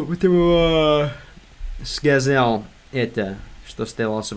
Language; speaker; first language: Russian; non-native, learner; English